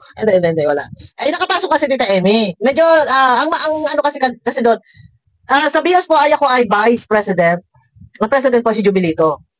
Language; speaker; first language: Filipino; native; Filipino